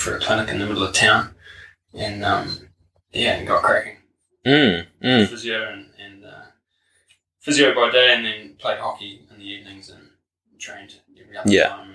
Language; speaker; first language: English; native; English